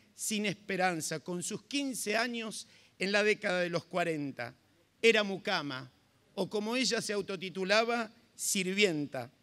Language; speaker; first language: Spanish; native; Spanish